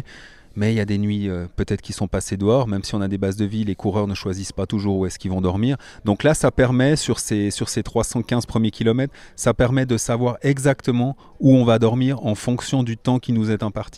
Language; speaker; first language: French; native; French